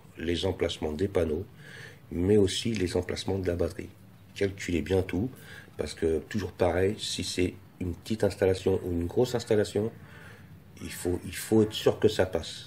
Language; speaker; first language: French; native; French